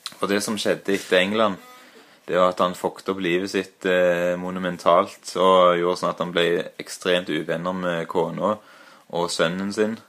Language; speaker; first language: Norwegian; native; Norwegian